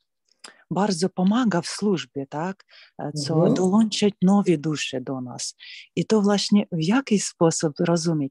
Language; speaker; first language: Polish; non-native, learner; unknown